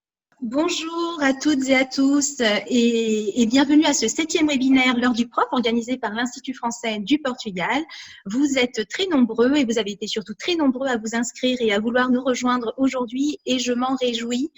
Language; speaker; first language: French; native; French